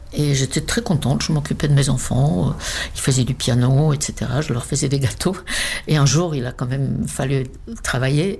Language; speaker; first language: French; non-native, fluent; Czech